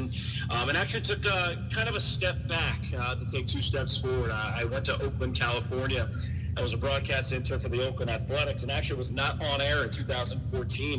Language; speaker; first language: English; native; English